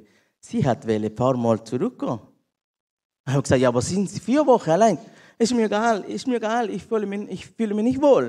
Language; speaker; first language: German; non-native, learner; Spanish